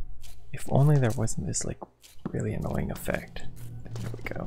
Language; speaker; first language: English; native; English